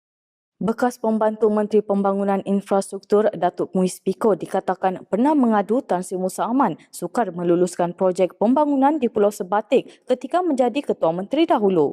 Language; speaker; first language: Malay; native; Malay